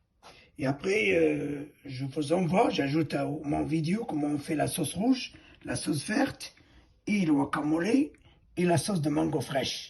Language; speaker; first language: French; non-native, fluent; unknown